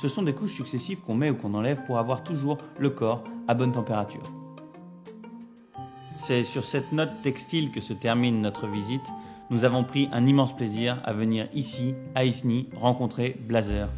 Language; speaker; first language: French; native; French